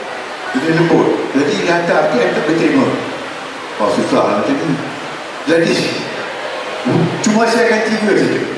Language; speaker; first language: Malay; native; Malay